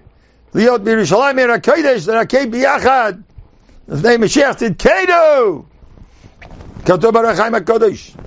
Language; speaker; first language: Hebrew; non-native, fluent; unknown